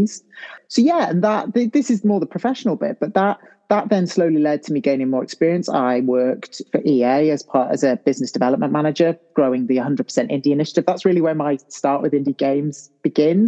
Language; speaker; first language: English; native; English